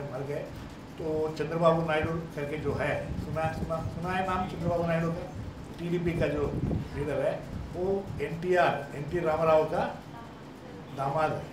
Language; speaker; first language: Hindi; non-native, local second language; Kannada